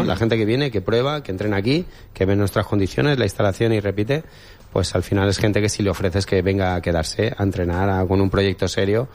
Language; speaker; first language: Spanish; native; Spanish